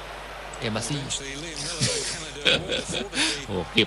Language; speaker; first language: Thai; native; Thai